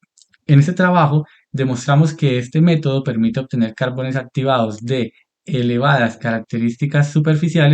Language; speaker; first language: Spanish; native; Spanish